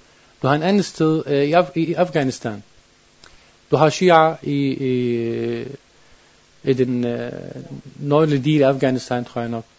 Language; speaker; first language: Danish; non-native, learner; Arabic